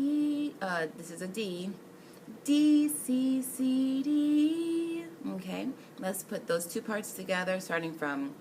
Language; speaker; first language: English; native; English